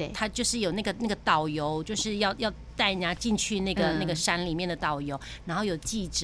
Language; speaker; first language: Chinese; native; Chinese